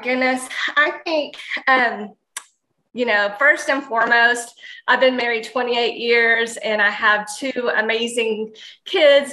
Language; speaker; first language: English; native; English